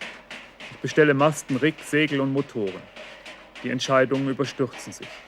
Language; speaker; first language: German; native; German